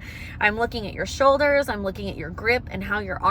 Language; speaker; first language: English; native; English